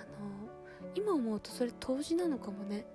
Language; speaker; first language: Japanese; native; Japanese